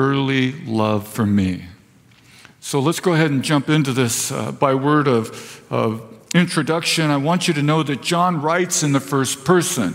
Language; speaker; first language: English; native; English